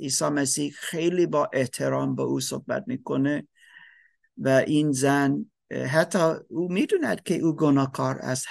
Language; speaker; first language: Persian; non-native, learner; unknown